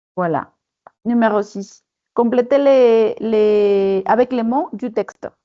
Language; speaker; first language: French; non-native, fluent; Spanish